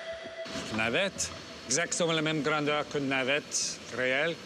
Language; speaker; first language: French; non-native, fluent; English